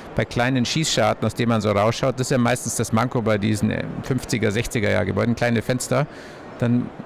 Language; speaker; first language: German; native; German